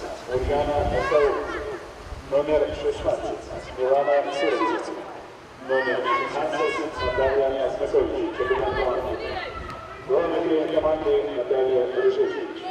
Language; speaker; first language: Russian; native; Russian